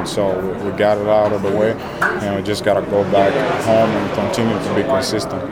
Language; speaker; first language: English; non-native, fluent; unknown